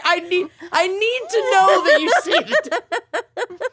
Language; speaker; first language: English; native; English